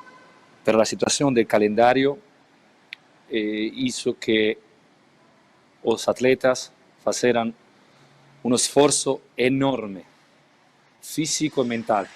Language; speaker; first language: Portuguese; non-native, learner; Spanish